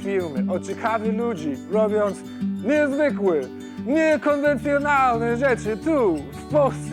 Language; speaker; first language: Polish; non-native, learner; English